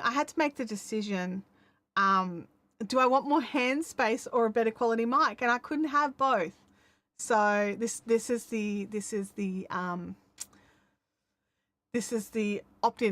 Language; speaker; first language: English; native; English